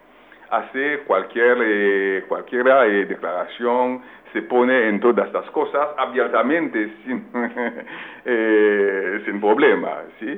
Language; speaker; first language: Spanish; non-native, local second language; Haitian Creole